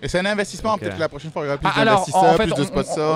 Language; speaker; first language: French; native; French